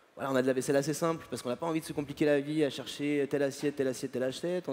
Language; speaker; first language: French; native; French